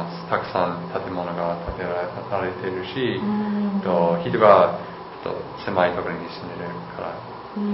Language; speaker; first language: Japanese; non-native, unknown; English